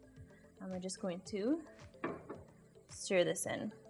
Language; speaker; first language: English; native; English